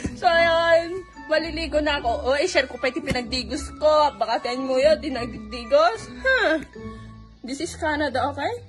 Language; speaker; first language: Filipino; non-native, local second language; Iloko